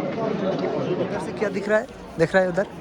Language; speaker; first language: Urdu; non-native, local second language; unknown